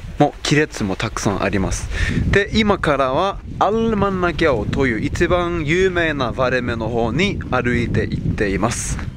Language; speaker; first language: Japanese; non-native, fluent; Icelandic